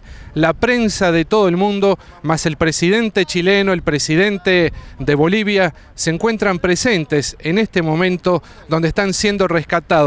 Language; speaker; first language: Spanish; native; Spanish